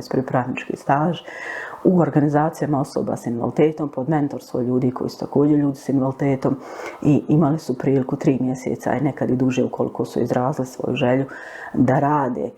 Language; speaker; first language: Bosnian; native; Bosnian